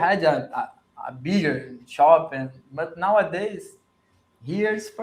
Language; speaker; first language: English; non-native, learner; Portuguese